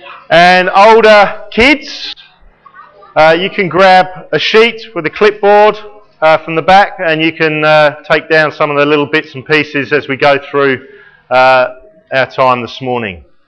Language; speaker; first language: English; native; English